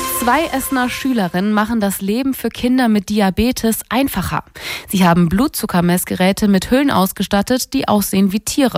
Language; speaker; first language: German; native; German